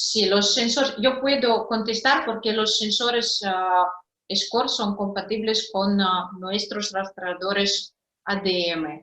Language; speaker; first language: Spanish; non-native, fluent; Russian